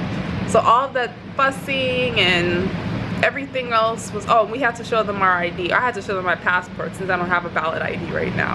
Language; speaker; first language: English; native; English